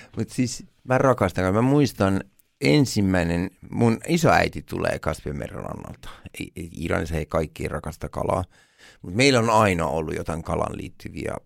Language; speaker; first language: Finnish; early bilingual, other home language; Persian